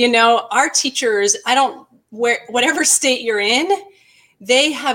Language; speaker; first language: English; native; English